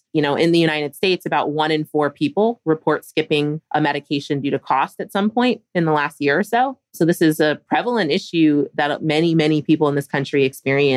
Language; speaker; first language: English; native; English